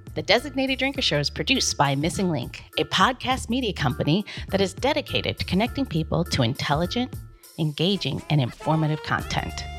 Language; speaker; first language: English; native; English